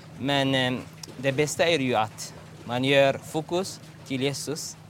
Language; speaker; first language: Swedish; non-native, learner; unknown